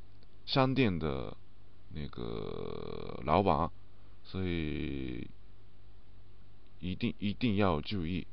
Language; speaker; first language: Chinese; non-native, learner; Japanese